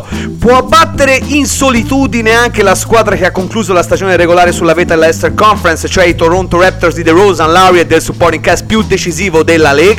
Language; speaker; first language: Italian; native; Italian